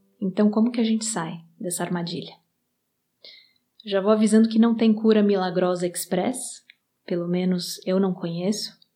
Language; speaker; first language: Portuguese; native; Portuguese